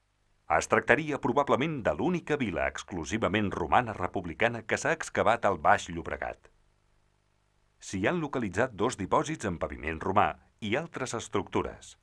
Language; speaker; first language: Catalan; native; Catalan